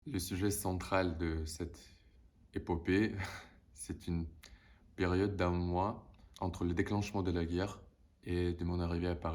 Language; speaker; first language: French; non-native, fluent; Russian